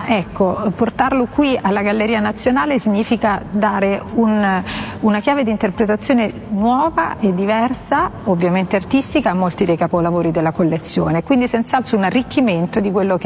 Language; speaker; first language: Italian; native; Italian